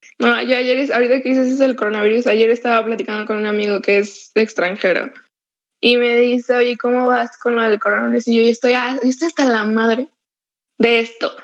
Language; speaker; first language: Spanish; native; Spanish